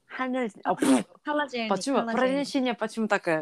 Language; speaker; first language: Russian; non-native, learner; Korean